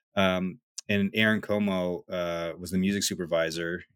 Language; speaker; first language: English; native; English